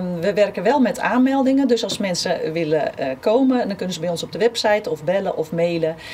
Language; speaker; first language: Dutch; native; Dutch